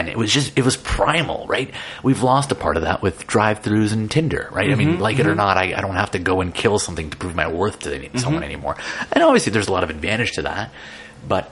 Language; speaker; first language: English; native; English